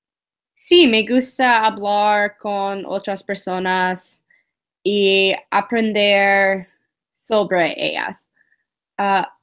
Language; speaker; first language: Spanish; non-native, learner; English